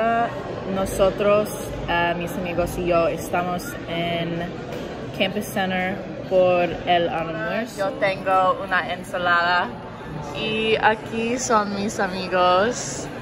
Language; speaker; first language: Spanish; non-native, learner; English